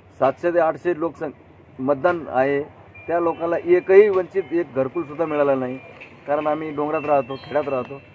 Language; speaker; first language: Marathi; non-native, local second language; Lambadi